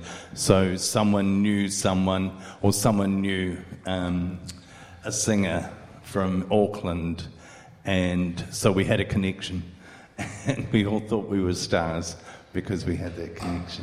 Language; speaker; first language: English; native; English